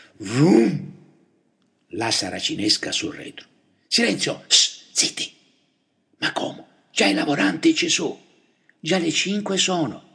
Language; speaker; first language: Italian; native; Italian